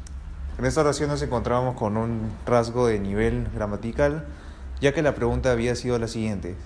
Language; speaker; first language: Spanish; native; Spanish